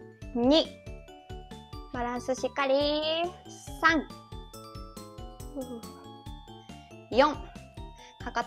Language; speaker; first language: Japanese; native; Japanese